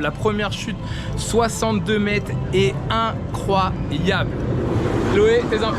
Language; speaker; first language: French; native; French